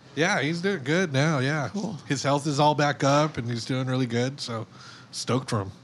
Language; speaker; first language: English; native; English